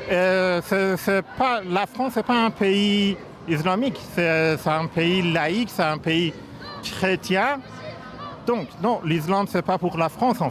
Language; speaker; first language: French; non-native, fluent; Persian